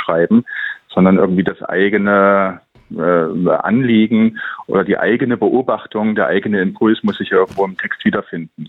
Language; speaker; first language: German; native; German